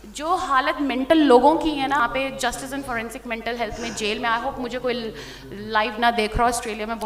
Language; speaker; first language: Hindi; native; Hindi